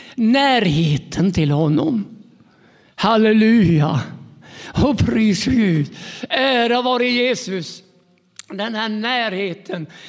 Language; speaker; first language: Swedish; native; Swedish